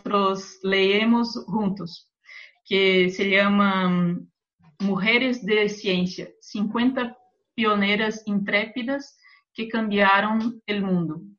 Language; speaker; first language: Spanish; non-native, fluent; Portuguese